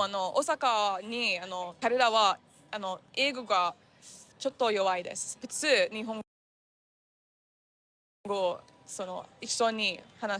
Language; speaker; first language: Japanese; non-native, learner; English